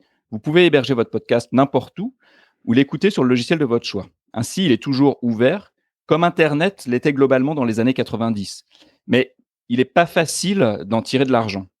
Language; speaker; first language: French; native; French